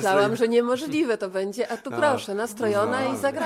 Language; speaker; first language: Polish; native; Polish